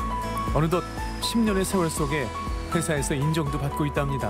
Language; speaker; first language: Korean; native; Korean